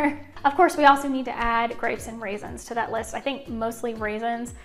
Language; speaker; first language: English; native; English